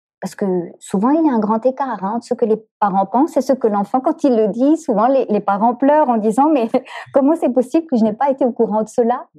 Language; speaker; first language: French; native; French